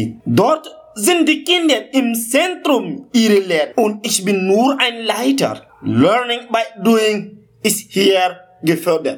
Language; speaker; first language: German; non-native, learner; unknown